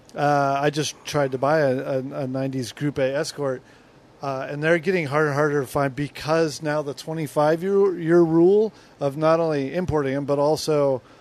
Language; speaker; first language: English; native; English